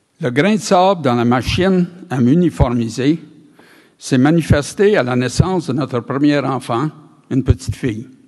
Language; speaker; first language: French; native; French